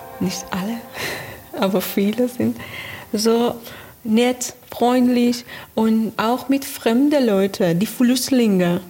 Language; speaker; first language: German; non-native, learner; Persian